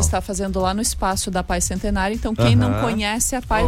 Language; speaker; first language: Portuguese; native; Portuguese